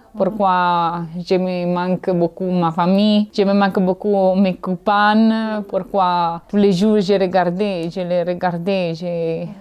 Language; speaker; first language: French; non-native, learner; Italian